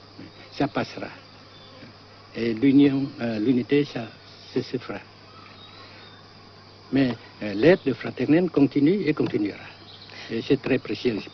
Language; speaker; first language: French; non-native, local second language; Vietnamese